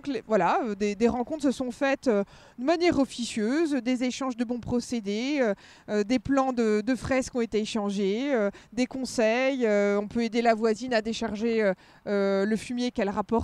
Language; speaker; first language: French; native; French